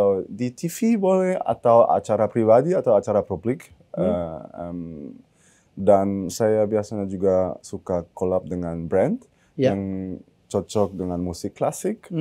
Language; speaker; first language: Indonesian; early bilingual, heritage; German